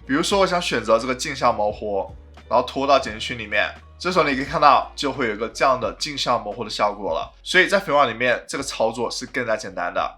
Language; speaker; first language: Chinese; native; Chinese